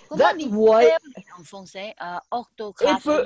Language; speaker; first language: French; non-native, learner; Chinese